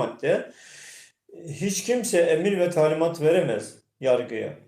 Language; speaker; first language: Turkish; native; Turkish